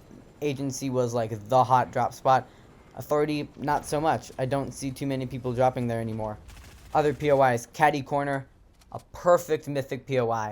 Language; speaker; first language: English; native; English